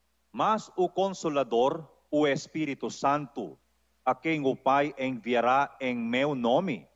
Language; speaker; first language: Portuguese; native; Portuguese